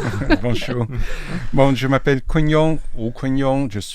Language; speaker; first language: French; non-native, fluent; Chinese